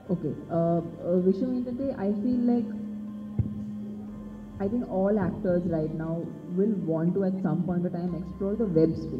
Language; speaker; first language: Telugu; non-native, fluent; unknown